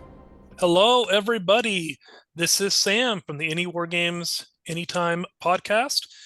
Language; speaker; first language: English; native; English